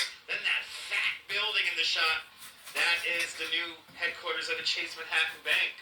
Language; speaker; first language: English; native; English